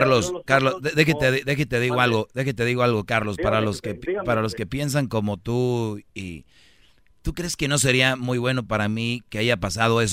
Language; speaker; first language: Spanish; native; Spanish